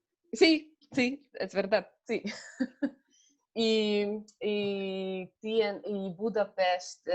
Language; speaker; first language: Spanish; non-native, learner; Hungarian